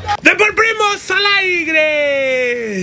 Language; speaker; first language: Spanish; native; Spanish